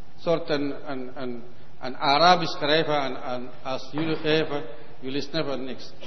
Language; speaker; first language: Dutch; non-native, learner; Arabic